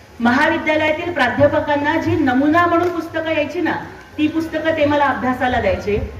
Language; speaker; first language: Marathi; non-native, local second language; Telugu